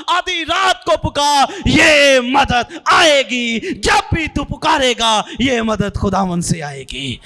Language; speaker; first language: Urdu; non-native, local second language; Punjabi